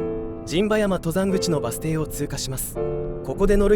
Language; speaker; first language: Japanese; native; Japanese